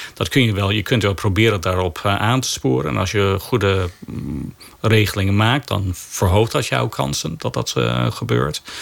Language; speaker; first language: Dutch; non-native, fluent; English